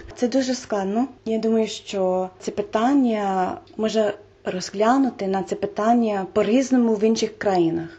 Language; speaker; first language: Ukrainian; non-native, fluent; English